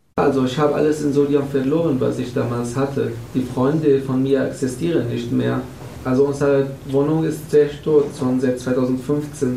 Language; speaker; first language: German; non-native, fluent; Arabic